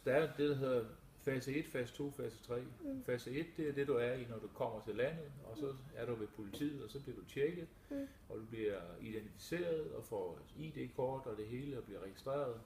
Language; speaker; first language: Danish; native; Danish